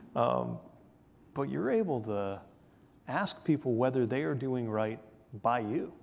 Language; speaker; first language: English; native; English